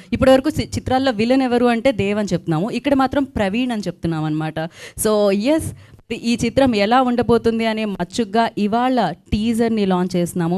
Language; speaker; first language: Telugu; native; Telugu